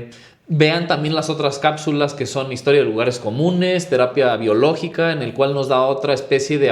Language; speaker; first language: Spanish; native; Spanish